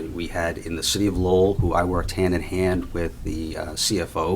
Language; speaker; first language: English; native; English